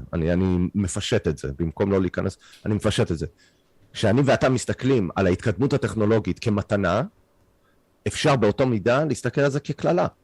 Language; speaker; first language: Hebrew; non-native, fluent; English